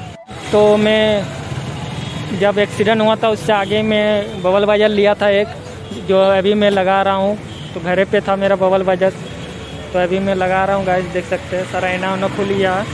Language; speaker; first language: Hindi; native; Hindi